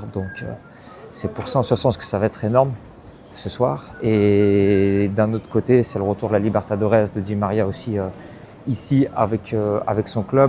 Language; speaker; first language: French; native; French